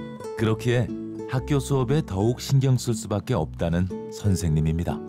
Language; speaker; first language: Korean; native; Korean